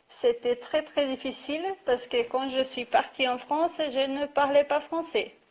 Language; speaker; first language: French; non-native, fluent; Portuguese